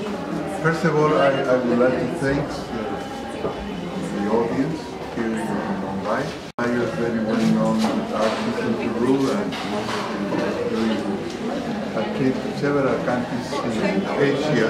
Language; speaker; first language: English; non-native, learner; Spanish